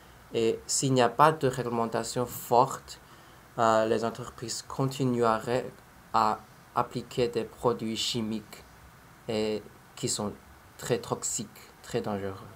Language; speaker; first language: French; non-native, learner; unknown